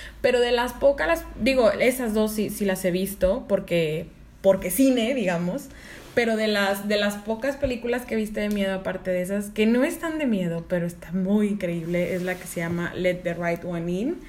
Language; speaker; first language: Spanish; native; Spanish